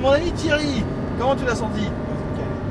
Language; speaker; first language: French; native; French